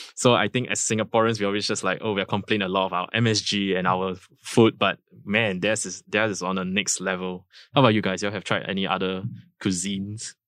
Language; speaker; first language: English; native; English